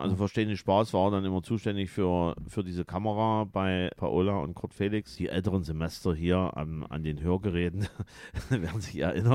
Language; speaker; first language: German; native; German